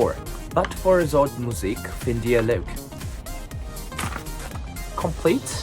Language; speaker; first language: Dutch; non-native, learner; Japanese